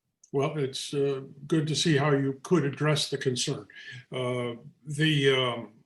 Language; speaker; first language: English; native; English